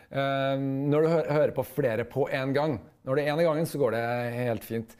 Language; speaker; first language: Norwegian; native; Norwegian